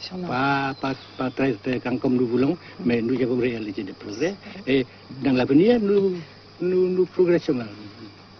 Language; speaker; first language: French; non-native, local second language; Vietnamese